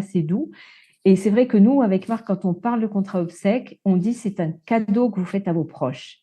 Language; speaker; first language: French; native; French